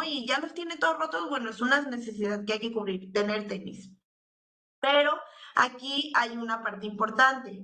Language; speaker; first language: Spanish; native; Spanish